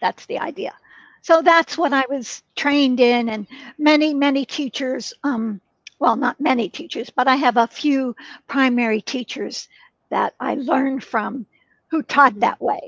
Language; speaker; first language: English; native; English